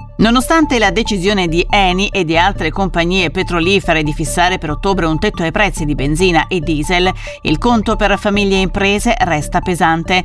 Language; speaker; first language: Italian; native; Italian